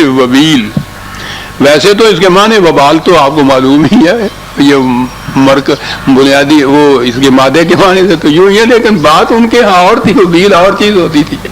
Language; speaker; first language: Urdu; non-native, local second language; Punjabi